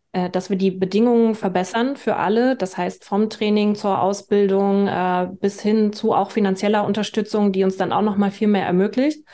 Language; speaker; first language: German; native; German